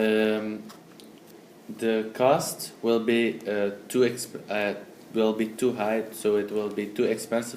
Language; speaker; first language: English; non-native, fluent; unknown